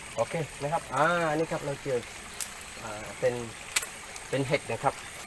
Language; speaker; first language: Thai; non-native, local second language; Pattani Malay